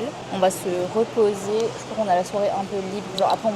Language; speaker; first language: French; early bilingual, other home language; Vietnamese